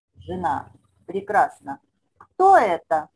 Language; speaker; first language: Russian; non-native, fluent; Spanish